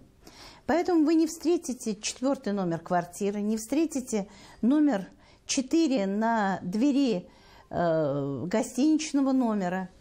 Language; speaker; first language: Russian; native; Russian